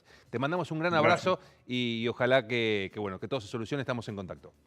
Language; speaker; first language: Spanish; native; Spanish